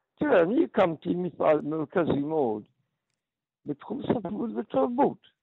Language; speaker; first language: Hebrew; early bilingual, other home language; Polish